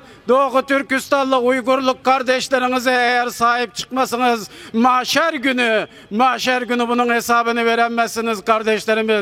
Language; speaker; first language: Turkish; non-native, fluent; Uyghur